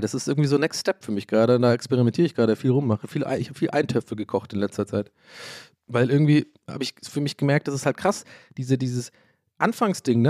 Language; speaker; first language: German; native; German